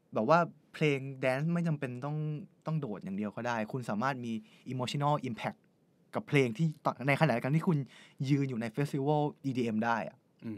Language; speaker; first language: Thai; native; Thai